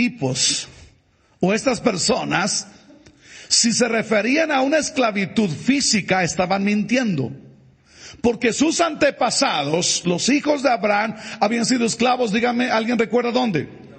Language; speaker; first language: Spanish; native; Spanish